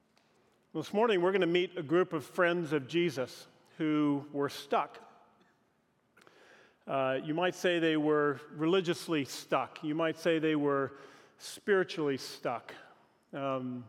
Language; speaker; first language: English; native; English